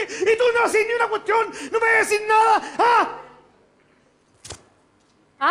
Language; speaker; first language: Spanish; native; Spanish